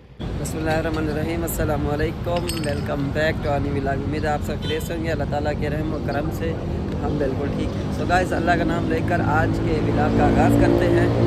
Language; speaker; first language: Urdu; non-native, local second language; Punjabi